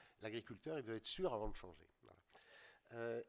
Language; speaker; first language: French; native; French